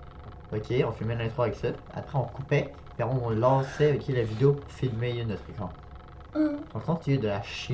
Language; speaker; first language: French; native; French